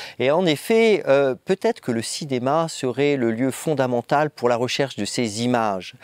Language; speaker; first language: French; native; French